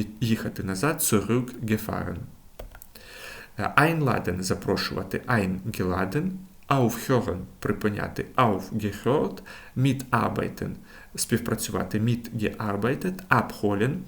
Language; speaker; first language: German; non-native, fluent; Ukrainian